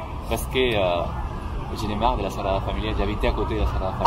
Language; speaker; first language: French; non-native, fluent; Spanish